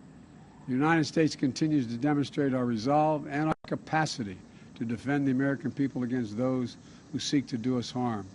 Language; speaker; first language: English; native; English